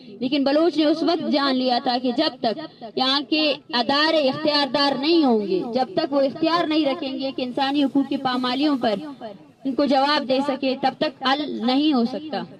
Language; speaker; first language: Urdu; non-native, local second language; Baluchi